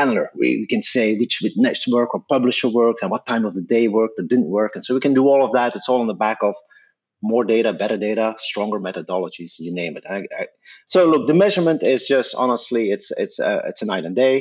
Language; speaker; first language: English; non-native, fluent; Dutch